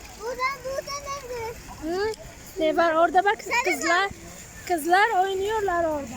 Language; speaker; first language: Turkish; non-native, learner; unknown